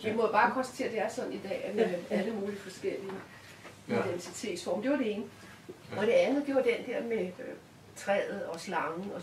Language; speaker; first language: Danish; native; Danish